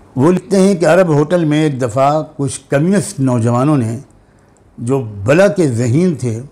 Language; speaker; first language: Hindi; native; Hindi